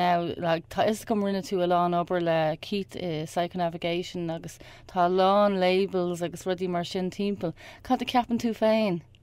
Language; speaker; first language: Irish; non-native, learner; English